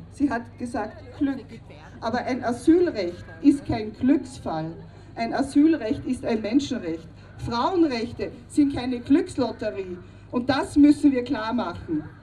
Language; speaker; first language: German; native; German